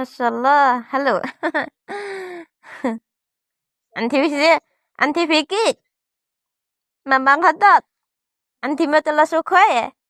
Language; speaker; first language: Arabic; non-native, learner; Hmong